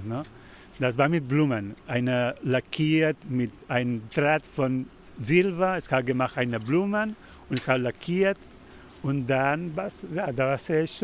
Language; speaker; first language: German; non-native, learner; Spanish